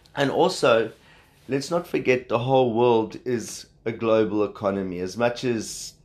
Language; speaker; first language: English; native; English